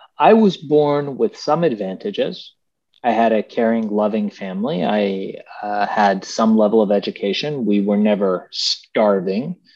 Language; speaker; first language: English; early bilingual, other home language; Persian